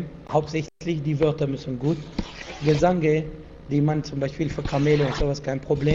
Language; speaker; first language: German; non-native, fluent; Arabic